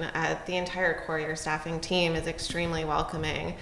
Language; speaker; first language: English; native; English